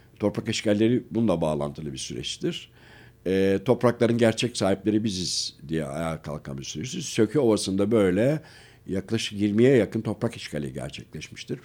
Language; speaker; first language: Turkish; native; Turkish